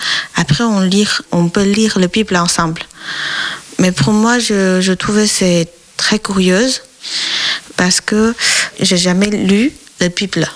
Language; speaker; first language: French; non-native, learner; Chinese